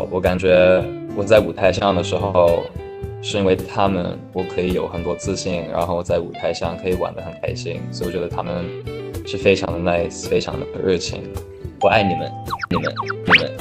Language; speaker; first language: Chinese; non-native, fluent; English